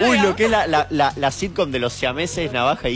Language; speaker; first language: Spanish; native; Spanish